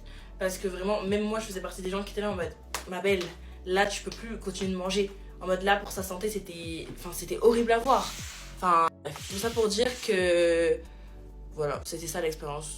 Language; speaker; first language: French; native; French